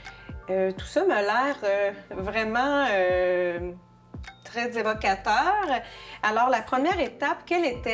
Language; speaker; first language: French; native; French